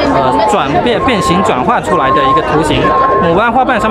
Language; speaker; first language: Chinese; native; Chinese